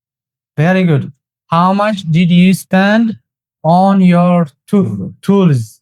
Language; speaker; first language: English; non-native, fluent; Tigrinya